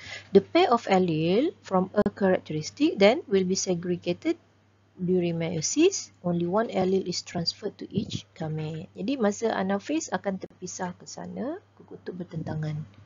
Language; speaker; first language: English; non-native, local second language; Malay